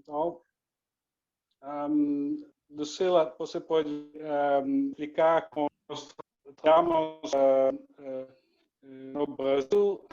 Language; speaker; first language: Portuguese; non-native, learner; Dutch